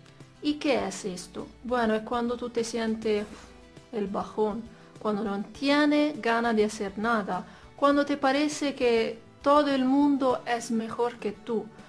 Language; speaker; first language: Spanish; non-native, fluent; Italian